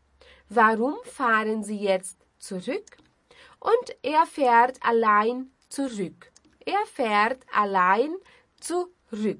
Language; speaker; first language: German; non-native, fluent; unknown